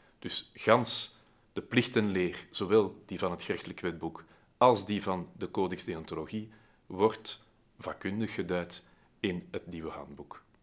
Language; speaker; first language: Dutch; native; Dutch